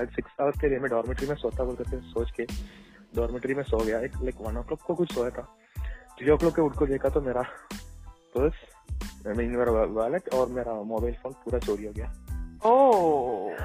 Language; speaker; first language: Hindi; non-native, local second language; Malayalam